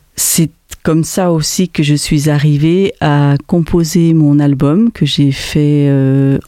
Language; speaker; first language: French; native; French